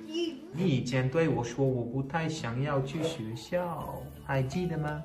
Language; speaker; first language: Chinese; non-native, fluent; Dutch